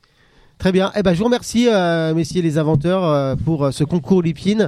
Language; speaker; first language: French; native; French